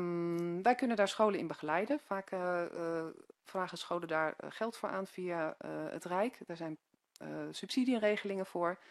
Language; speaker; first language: Dutch; native; Dutch